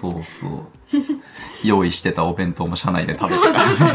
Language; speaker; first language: Japanese; native; Japanese